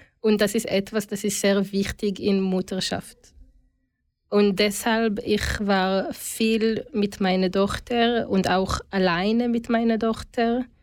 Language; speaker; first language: German; non-native, learner; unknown